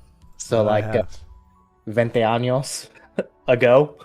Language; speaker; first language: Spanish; non-native, learner; English